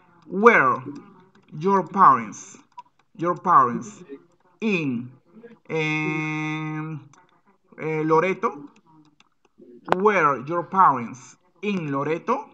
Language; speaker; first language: English; non-native, fluent; Spanish